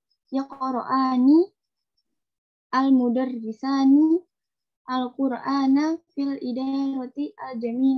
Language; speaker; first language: Arabic; non-native, learner; Indonesian